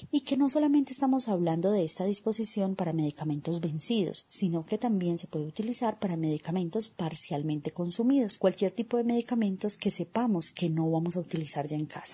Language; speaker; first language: Spanish; native; Spanish